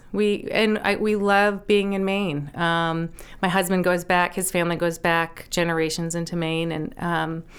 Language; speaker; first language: English; native; English